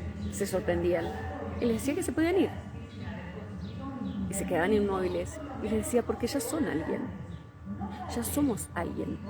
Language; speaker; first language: Spanish; native; Spanish